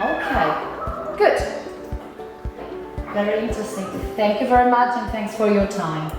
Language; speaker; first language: English; non-native, fluent; Catalan